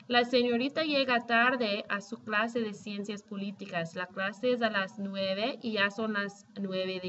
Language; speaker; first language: Spanish; non-native, fluent; English